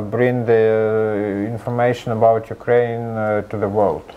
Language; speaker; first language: English; non-native, fluent; Ukrainian